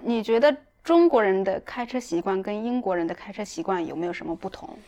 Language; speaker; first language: Chinese; native; Chinese